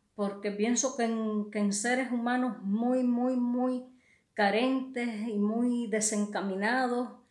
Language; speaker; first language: Spanish; native; Spanish